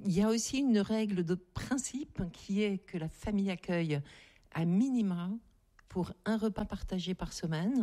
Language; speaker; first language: French; native; French